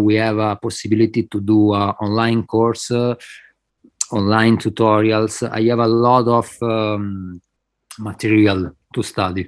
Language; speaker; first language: English; non-native, fluent; Spanish